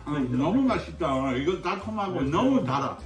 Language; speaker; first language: Korean; non-native, fluent; English